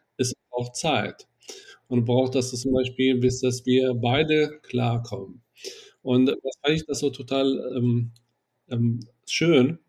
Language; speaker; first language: German; non-native, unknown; Arabic